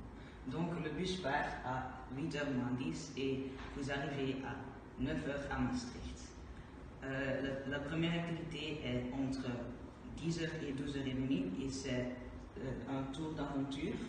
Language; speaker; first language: French; non-native, learner; Dutch